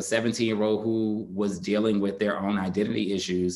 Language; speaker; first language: English; native; English